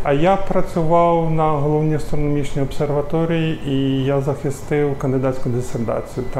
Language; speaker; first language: Ukrainian; native; Ukrainian